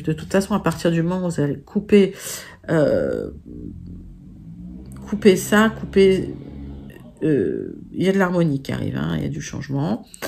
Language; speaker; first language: French; native; French